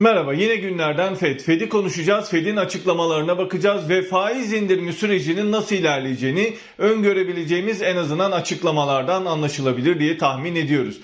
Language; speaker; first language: Turkish; native; Turkish